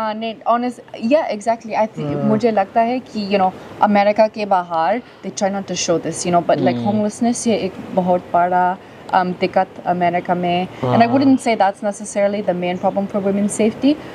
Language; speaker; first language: Hindi; non-native, learner; English